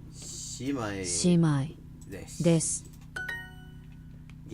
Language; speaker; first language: Japanese; non-native, learner; English